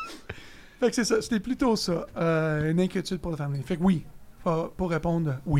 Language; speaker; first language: French; native; French